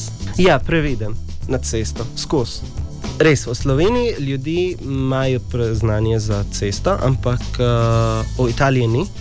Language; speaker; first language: Slovenian; non-native, learner; Arabic